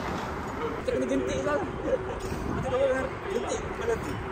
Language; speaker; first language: Malay; native; Malay